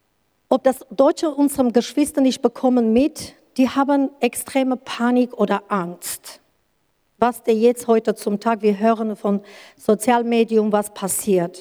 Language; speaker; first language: German; non-native, learner; Kurdish